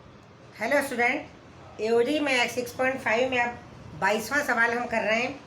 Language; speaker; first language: Hindi; native; Hindi